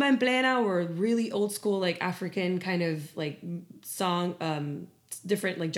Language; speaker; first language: English; non-native, fluent; Spanish